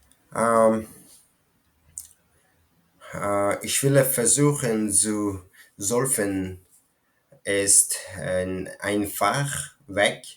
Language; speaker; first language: German; non-native, learner; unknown